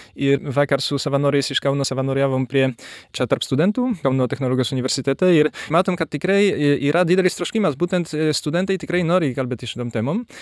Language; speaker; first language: Lithuanian; native; Lithuanian